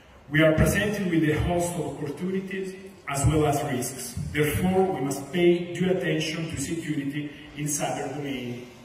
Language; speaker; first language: English; non-native, fluent; Italian